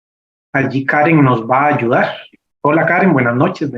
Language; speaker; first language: Spanish; native; Spanish